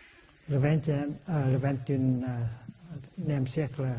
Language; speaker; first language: French; non-native, fluent; Vietnamese